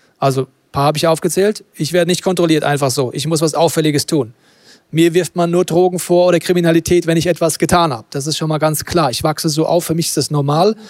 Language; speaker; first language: German; native; German